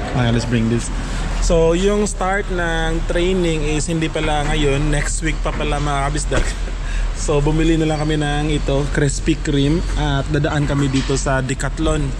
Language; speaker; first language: Filipino; non-native, local second language; Cebuano